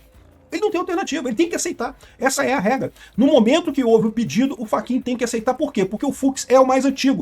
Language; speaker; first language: Portuguese; native; Portuguese